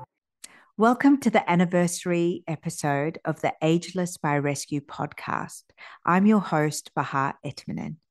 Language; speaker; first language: English; early bilingual, other home language; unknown